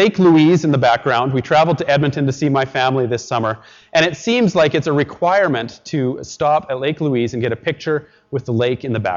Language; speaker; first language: English; native; English